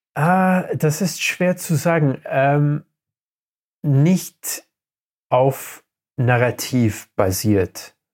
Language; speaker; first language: German; non-native, fluent; English